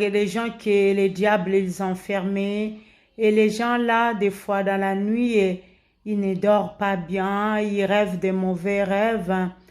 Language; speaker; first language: French; non-native, local second language; Lingala